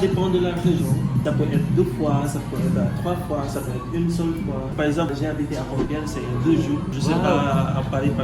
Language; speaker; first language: French; non-native, fluent; Filipino